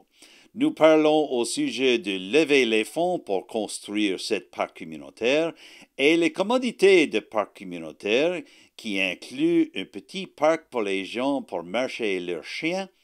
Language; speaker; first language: French; non-native, learner; English